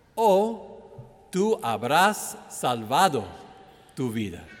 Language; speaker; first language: Spanish; non-native, fluent; English